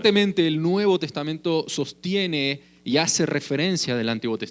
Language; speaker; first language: Spanish; native; Spanish